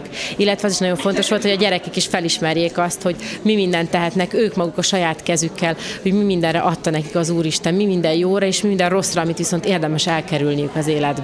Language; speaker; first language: Hungarian; native; Hungarian